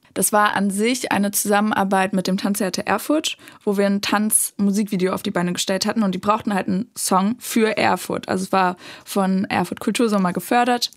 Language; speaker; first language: German; native; German